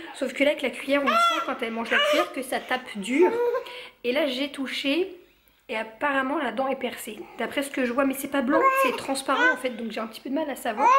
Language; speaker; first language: French; native; French